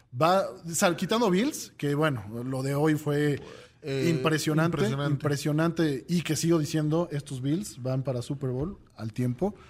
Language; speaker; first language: Spanish; native; Spanish